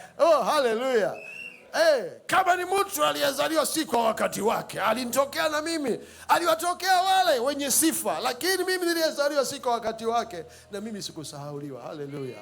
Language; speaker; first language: Swahili; native; Swahili